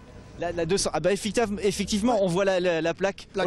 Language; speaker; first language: French; native; French